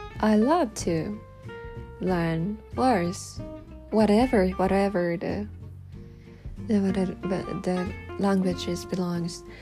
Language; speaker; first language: English; non-native, learner; Japanese